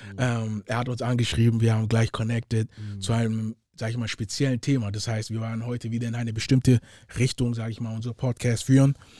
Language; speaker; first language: German; early bilingual, other home language; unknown